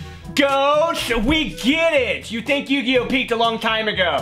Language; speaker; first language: English; native; English